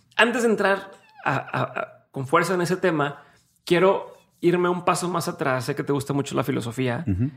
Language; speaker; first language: Spanish; native; Spanish